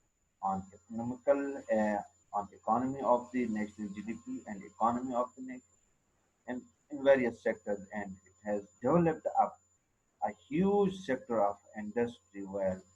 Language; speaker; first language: English; non-native, local second language; Urdu